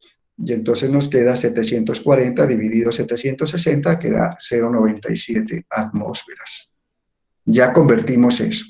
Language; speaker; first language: Spanish; native; Spanish